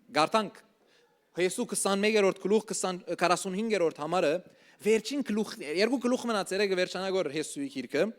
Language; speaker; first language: Armenian; early bilingual, heritage; Armenian